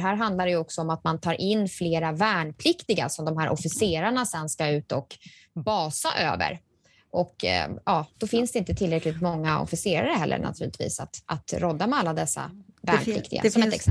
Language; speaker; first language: Swedish; native; Swedish